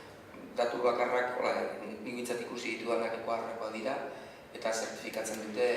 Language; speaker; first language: Basque; native; Basque